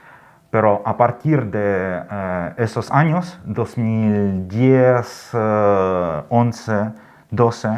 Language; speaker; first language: Spanish; non-native, fluent; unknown